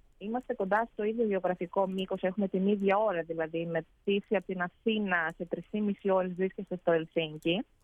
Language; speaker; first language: Greek; native; Greek